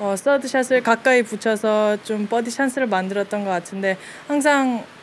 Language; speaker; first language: Korean; early bilingual, heritage; Korean